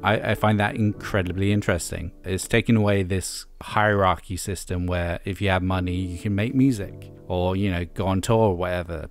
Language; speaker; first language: English; native; English